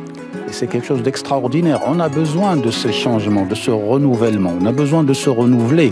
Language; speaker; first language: French; non-native, local second language; Arabic